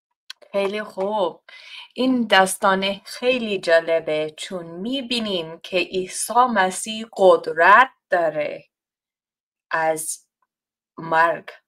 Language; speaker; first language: Persian; non-native, fluent; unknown